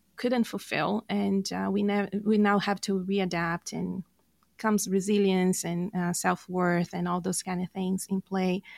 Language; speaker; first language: English; non-native, fluent; Portuguese